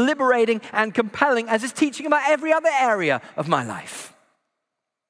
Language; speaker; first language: English; native; English